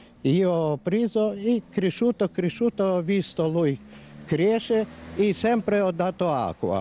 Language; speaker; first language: Italian; non-native, learner; Romanian